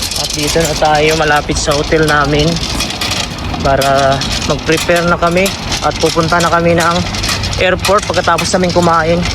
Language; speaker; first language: Filipino; non-native, local second language; Cebuano